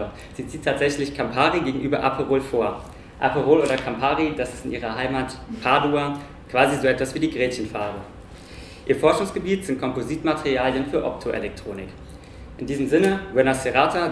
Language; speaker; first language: German; native; German